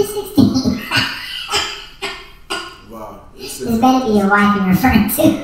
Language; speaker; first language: English; native; English